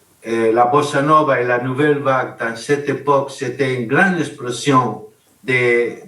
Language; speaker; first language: French; non-native, learner; Spanish